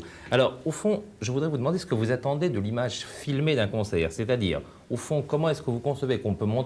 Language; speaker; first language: French; native; French